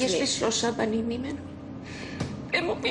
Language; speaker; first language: Hebrew; non-native, fluent; English